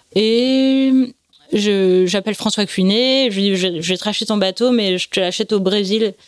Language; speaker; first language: French; native; French